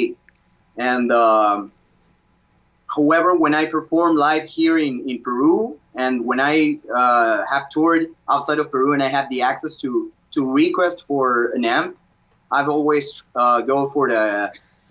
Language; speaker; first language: English; non-native, fluent; Spanish